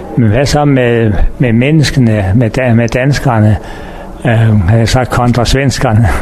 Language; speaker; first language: Danish; native; Danish